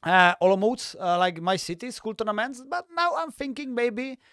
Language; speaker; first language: English; non-native, fluent; Czech